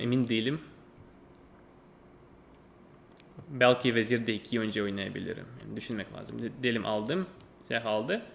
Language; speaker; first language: Turkish; non-native, fluent; Russian